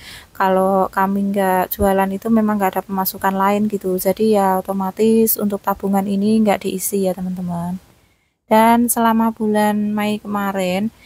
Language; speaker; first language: Indonesian; native; Indonesian